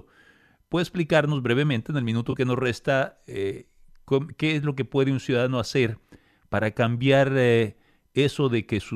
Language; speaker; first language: Spanish; native; Spanish